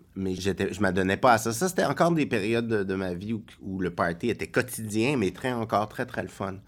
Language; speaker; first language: French; native; French